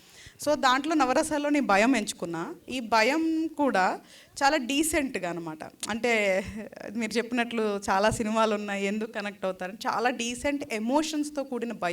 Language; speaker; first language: Telugu; native; Telugu